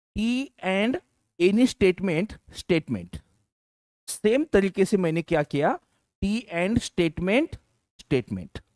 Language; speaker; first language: Hindi; non-native, local second language; Marathi